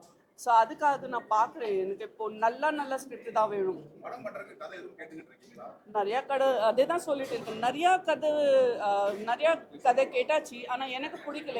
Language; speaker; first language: Tamil; non-native, fluent; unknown